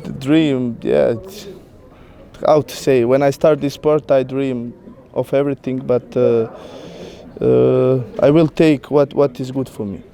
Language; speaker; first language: English; non-native, learner; Croatian